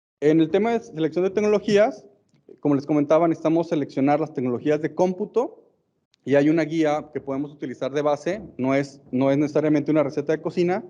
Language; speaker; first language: Spanish; native; Spanish